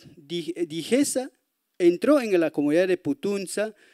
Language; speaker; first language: Spanish; native; Spanish